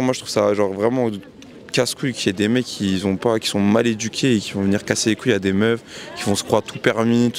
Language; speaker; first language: French; native; French